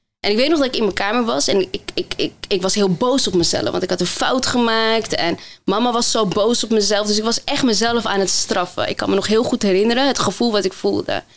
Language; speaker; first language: Dutch; early bilingual, other home language; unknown